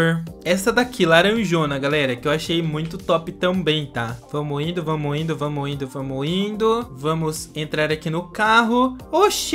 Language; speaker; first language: Portuguese; native; Portuguese